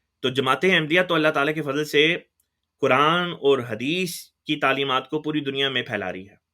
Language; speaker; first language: Urdu; native; Urdu